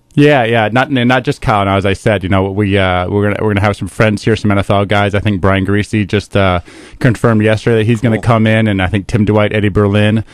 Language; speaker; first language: English; native; English